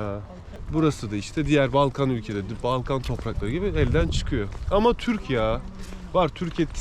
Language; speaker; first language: Turkish; native; Turkish